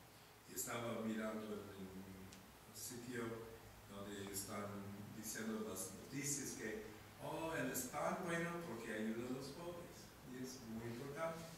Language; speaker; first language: Spanish; non-native, fluent; English